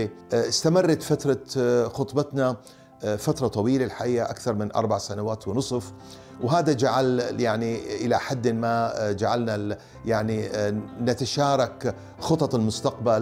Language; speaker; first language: Arabic; native; Arabic